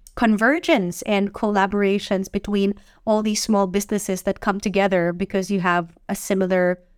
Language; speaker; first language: English; non-native, local second language; Filipino